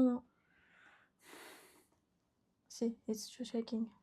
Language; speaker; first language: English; non-native, learner; Japanese